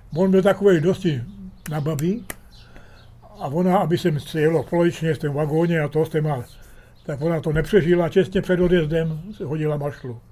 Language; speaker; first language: Czech; early bilingual, heritage; Czech